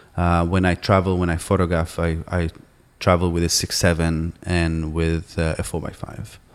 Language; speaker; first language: English; non-native, fluent; Hebrew